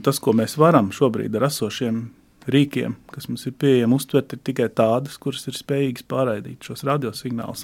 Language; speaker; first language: Latvian; native; Latvian